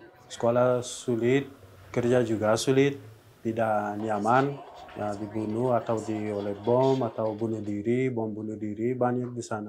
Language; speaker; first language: Indonesian; non-native, learner; Persian